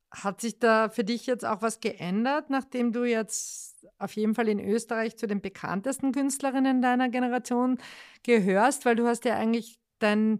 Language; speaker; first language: German; native; German